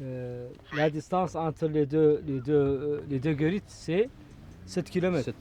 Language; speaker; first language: French; non-native, local second language; Arabic